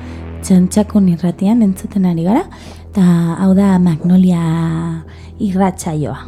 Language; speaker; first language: Basque; non-native, learner; Spanish